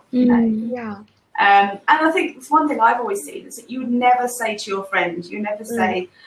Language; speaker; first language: English; native; English